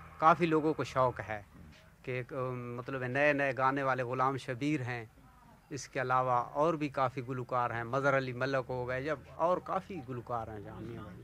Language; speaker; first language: Urdu; non-native, local second language; Saraiki